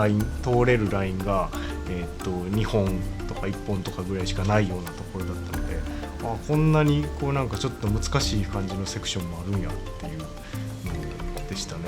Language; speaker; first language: Japanese; native; Japanese